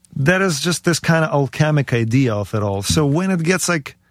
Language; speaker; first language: English; non-native, fluent; Russian